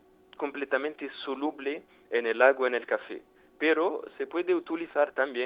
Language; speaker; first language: Spanish; non-native, fluent; French